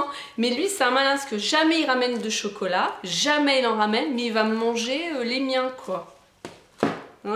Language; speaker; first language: French; native; French